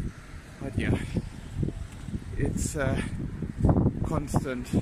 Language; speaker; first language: English; non-native, fluent; German